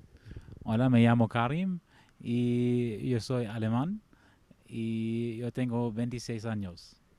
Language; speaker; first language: Spanish; non-native, learner; German